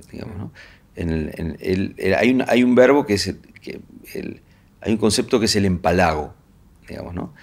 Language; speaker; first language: Spanish; native; Spanish